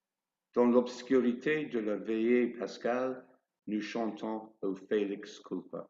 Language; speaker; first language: French; non-native, fluent; English